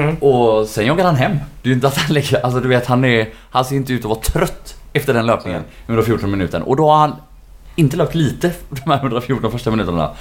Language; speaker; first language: Swedish; native; Swedish